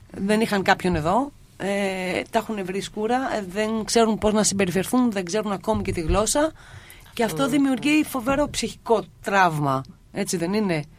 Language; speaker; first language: Greek; native; Greek